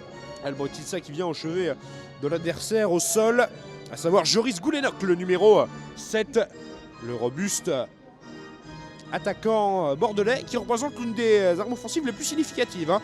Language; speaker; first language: French; native; French